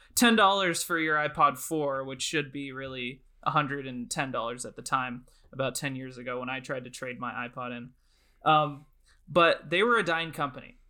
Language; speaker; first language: English; native; English